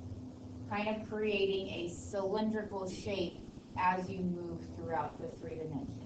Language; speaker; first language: English; native; English